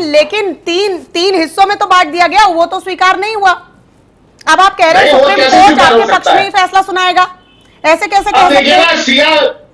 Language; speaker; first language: Hindi; native; Hindi